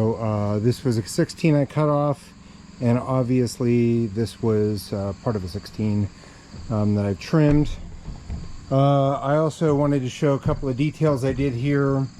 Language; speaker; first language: English; native; English